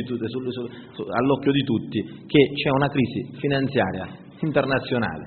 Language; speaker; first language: Italian; native; Italian